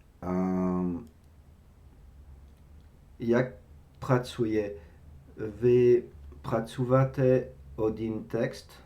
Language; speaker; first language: Ukrainian; non-native, learner; French